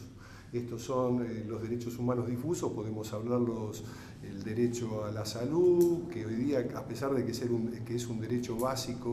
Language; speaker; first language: Spanish; native; Spanish